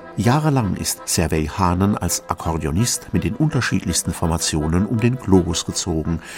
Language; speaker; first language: German; native; German